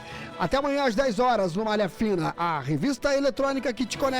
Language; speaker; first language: Portuguese; native; Portuguese